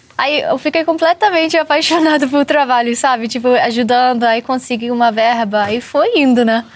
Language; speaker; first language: Portuguese; non-native, fluent; English